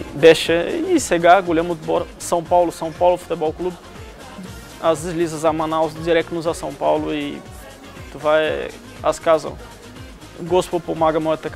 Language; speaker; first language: Bulgarian; non-native, learner; Portuguese